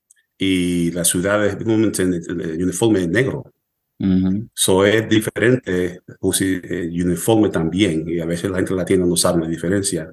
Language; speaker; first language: Spanish; early bilingual, heritage; Spanish